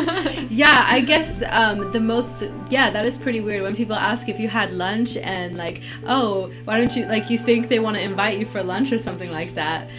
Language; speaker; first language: English; native; English